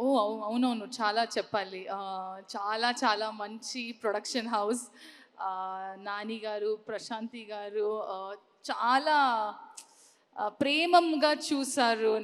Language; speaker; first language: Telugu; non-native, learner; Kannada